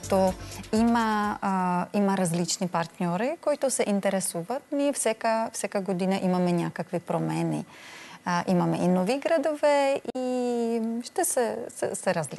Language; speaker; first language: Bulgarian; non-native, learner; Czech